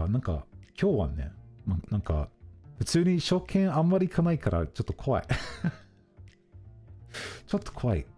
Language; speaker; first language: Japanese; non-native, fluent; English